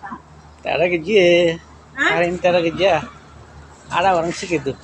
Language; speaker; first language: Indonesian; non-native, learner; Bangla